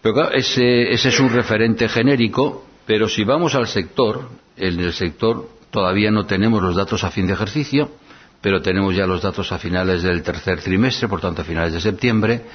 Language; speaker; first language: Spanish; non-native, local second language; Basque